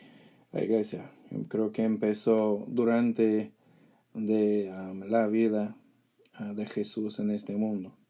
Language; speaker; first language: Spanish; non-native, fluent; English